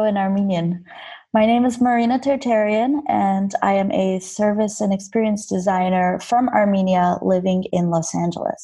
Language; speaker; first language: English; early bilingual, other home language; Armenian